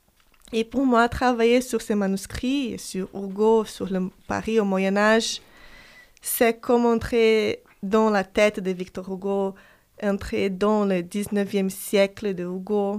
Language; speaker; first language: French; non-native, fluent; Portuguese